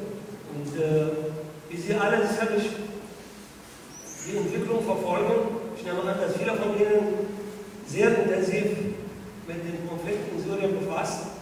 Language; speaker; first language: German; non-native, fluent; Arabic